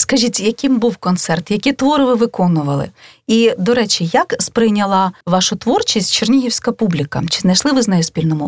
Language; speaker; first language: Ukrainian; native; Ukrainian